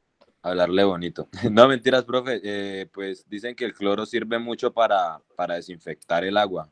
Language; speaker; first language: Spanish; native; Spanish